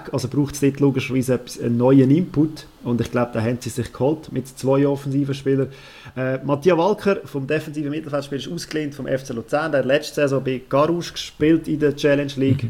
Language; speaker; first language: German; native; German